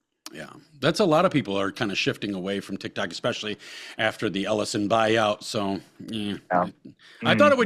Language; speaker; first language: English; native; English